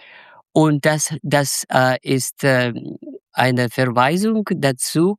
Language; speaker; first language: German; non-native, learner; Russian